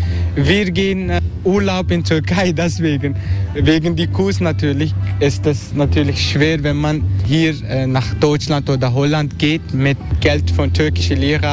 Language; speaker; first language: German; non-native, learner; Turkish